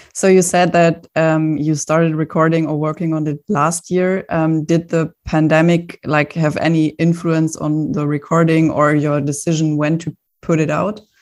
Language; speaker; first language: English; non-native, fluent; German